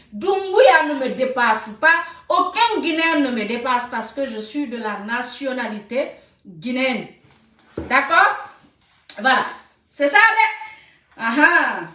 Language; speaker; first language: French; non-native, local second language; Susu